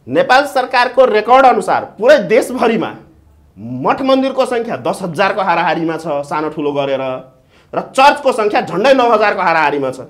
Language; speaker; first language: Nepali; non-native, local second language; Maithili